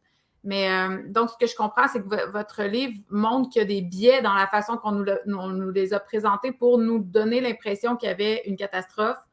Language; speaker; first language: French; native; French